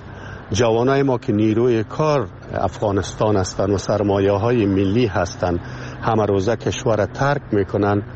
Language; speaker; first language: Persian; native; Persian